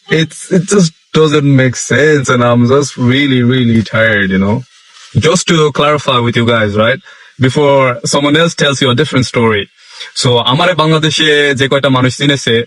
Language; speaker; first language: Bangla; early bilingual, heritage; Bangla